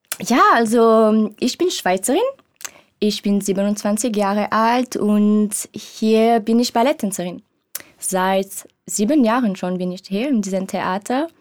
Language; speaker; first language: German; non-native, learner; French